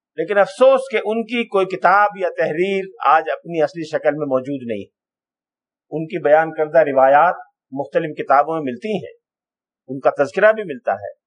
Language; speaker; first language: Urdu; native; Urdu